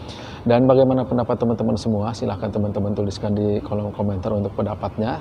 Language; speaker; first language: Indonesian; native; Indonesian